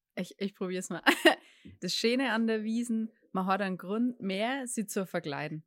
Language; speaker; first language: German; native; German